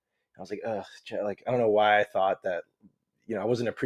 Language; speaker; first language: English; native; English